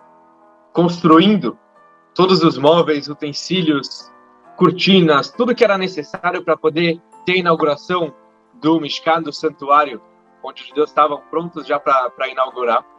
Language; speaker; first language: Portuguese; native; Portuguese